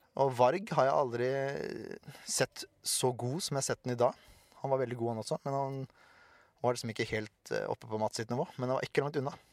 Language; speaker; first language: Norwegian; native; Norwegian